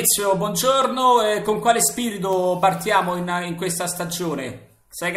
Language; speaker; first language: Italian; native; Italian